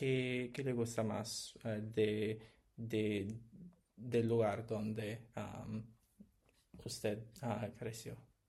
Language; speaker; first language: Spanish; non-native, learner; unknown